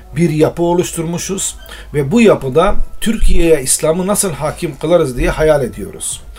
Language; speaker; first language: Turkish; non-native, local second language; Arabic